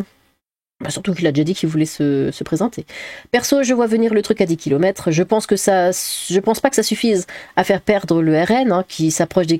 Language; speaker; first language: French; native; French